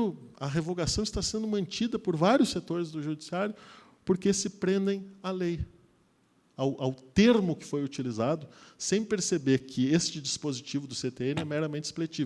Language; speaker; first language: Portuguese; native; Portuguese